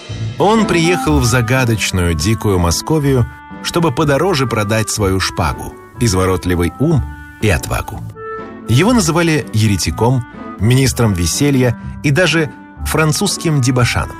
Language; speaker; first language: Russian; native; Russian